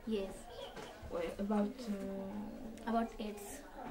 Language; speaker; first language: English; non-native, learner; Hindi